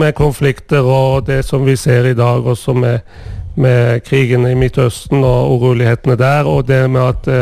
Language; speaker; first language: Swedish; non-native, fluent; Persian